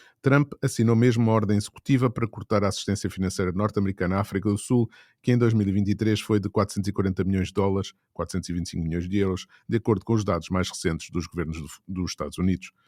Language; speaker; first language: Portuguese; native; Portuguese